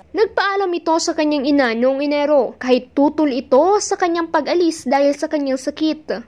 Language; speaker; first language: Filipino; native; Filipino